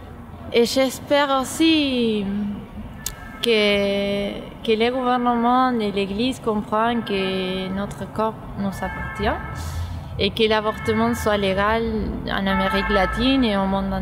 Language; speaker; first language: French; non-native, fluent; Spanish